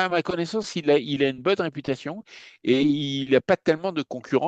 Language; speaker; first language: French; native; French